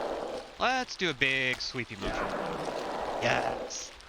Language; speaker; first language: English; native; English